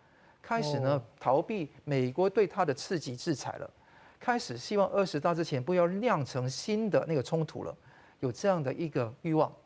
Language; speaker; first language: Chinese; non-native, local second language; Cantonese